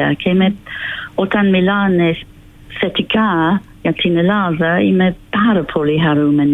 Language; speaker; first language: Greek; non-native, fluent; English